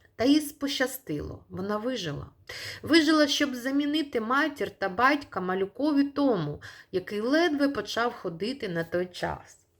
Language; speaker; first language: Ukrainian; non-native, local second language; Russian